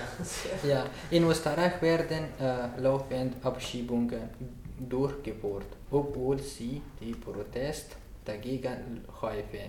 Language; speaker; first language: German; non-native, learner; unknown